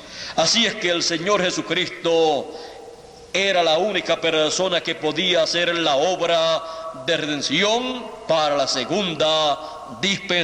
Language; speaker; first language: Spanish; native; Spanish